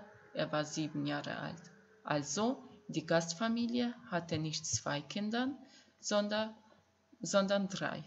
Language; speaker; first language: German; non-native, fluent; Albanian